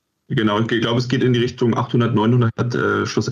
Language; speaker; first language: German; native; German